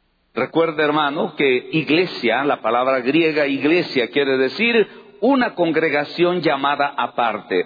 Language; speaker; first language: Spanish; native; Spanish